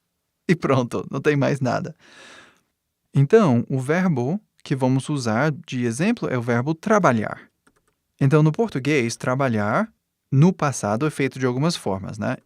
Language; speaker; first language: Portuguese; non-native, fluent; English